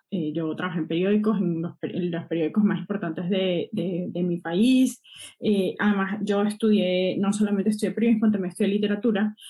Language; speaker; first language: Spanish; native; Spanish